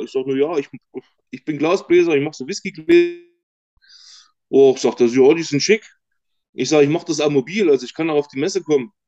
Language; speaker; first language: German; native; German